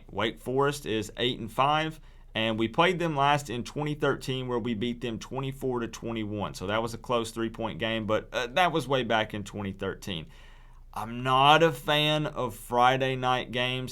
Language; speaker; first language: English; native; English